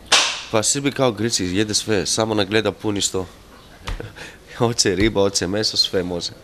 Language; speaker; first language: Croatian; non-native, learner; Greek